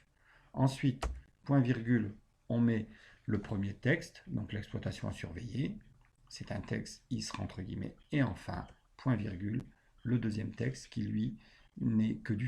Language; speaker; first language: French; native; French